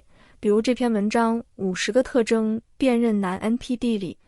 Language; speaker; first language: Chinese; native; Chinese